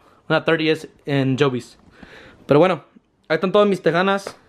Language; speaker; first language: Spanish; early bilingual, heritage; Spanish